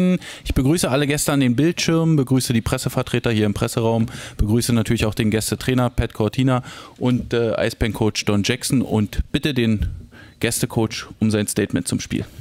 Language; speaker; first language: German; native; German